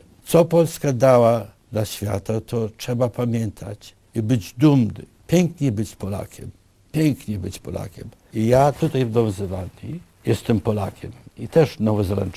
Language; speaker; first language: Polish; early bilingual, other home language; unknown